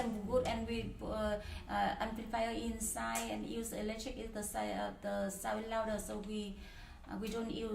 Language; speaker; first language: English; non-native, learner; Vietnamese